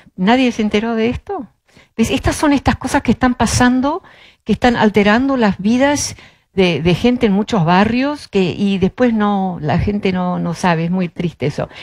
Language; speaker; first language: Spanish; early bilingual, other home language; Dutch